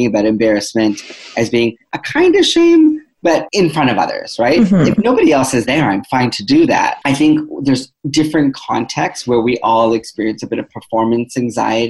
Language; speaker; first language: English; native; English